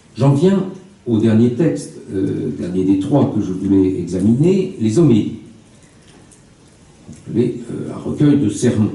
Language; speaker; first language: French; native; French